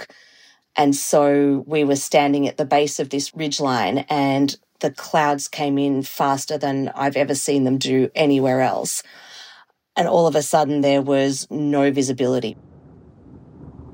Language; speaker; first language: English; native; English